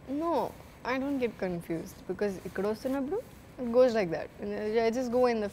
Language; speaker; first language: Telugu; non-native, fluent; Malayalam